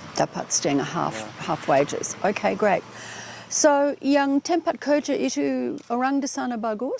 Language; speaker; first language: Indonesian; non-native, learner; English